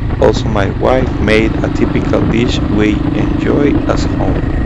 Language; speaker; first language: English; non-native, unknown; Spanish